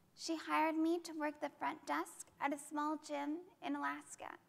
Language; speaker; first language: English; native; English